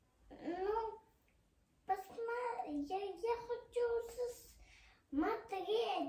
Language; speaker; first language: Russian; early bilingual, other home language; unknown